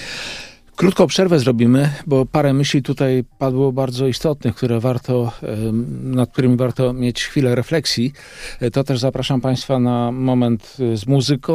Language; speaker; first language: Polish; native; Polish